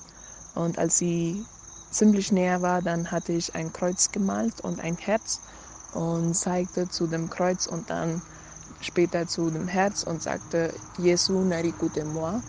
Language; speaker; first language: German; non-native, learner; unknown